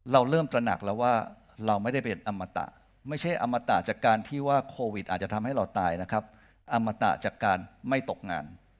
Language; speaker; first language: Thai; native; Thai